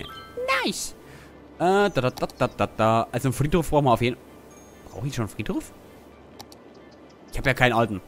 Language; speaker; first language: German; native; German